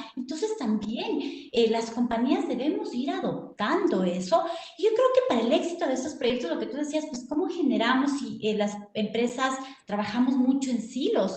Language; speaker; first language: Spanish; native; Spanish